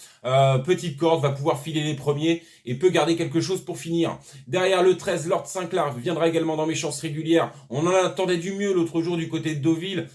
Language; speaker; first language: French; native; French